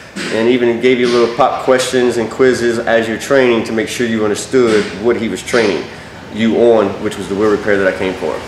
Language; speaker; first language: English; native; English